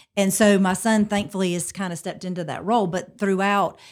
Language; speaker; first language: English; native; English